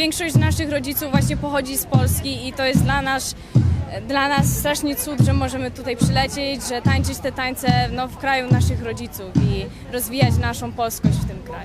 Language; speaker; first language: Polish; early bilingual, heritage; Polish